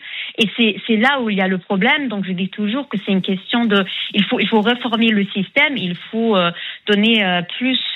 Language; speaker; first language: French; non-native, fluent; German